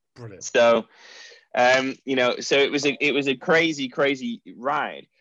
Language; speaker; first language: English; native; English